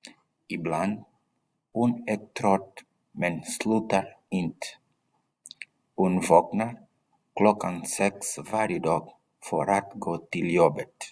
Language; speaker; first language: Swedish; non-native, learner; Portuguese